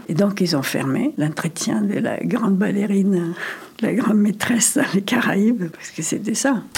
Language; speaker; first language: French; non-native, fluent; Spanish